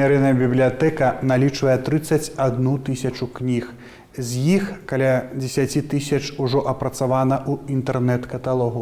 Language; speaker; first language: Belarusian; native; Belarusian